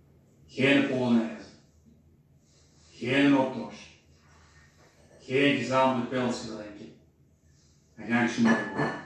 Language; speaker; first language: Dutch; native; Dutch